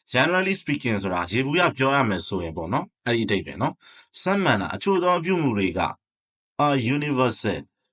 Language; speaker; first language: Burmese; native; Burmese